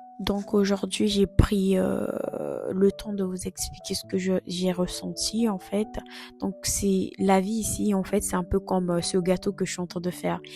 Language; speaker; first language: French; non-native, local second language; Lingala